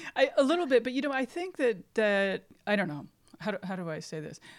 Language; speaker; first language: English; native; English